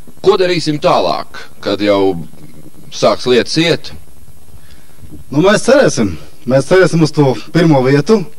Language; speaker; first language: Latvian; native; Latvian